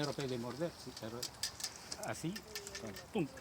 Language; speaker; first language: Spanish; non-native, learner; French